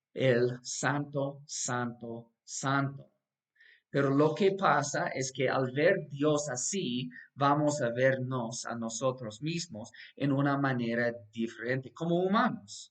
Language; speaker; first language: Spanish; non-native, fluent; English